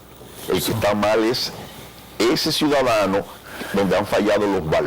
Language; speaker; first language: Spanish; native; Spanish